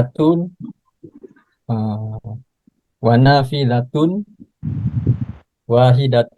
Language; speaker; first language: Arabic; non-native, learner; Indonesian